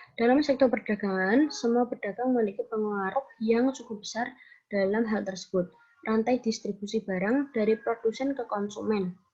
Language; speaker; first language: Indonesian; native; Indonesian